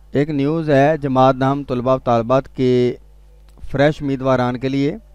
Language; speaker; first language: Urdu; non-native, local second language; Punjabi